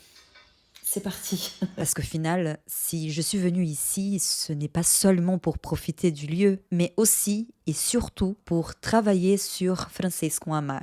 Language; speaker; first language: French; non-native, fluent; Portuguese